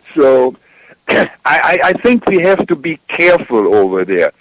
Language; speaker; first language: English; non-native, fluent; German